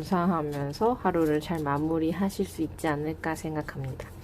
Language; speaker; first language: Korean; native; Korean